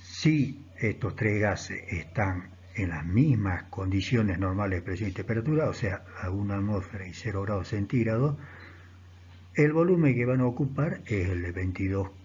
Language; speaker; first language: Spanish; native; Spanish